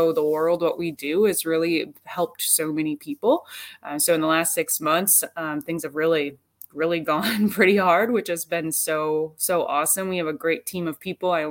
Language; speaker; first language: English; native; English